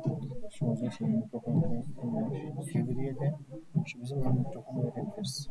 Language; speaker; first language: Turkish; native; Turkish